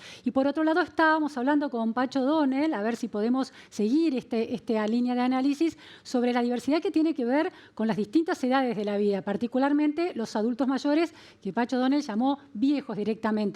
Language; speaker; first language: Spanish; native; Spanish